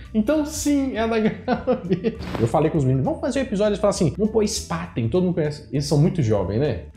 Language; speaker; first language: Portuguese; native; Portuguese